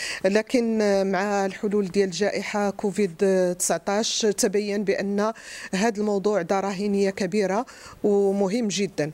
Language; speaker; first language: Arabic; native; Arabic